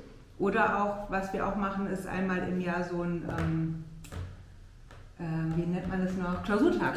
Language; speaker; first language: German; native; German